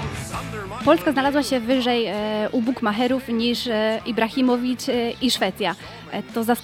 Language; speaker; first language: Polish; native; Polish